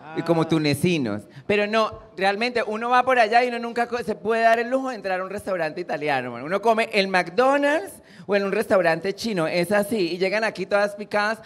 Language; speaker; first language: Spanish; native; Spanish